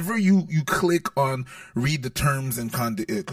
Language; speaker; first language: English; non-native, fluent; French